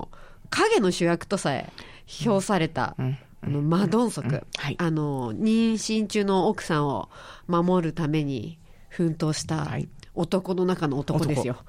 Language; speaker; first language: Japanese; native; Japanese